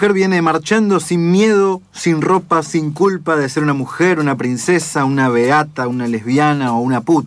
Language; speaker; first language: Spanish; native; Spanish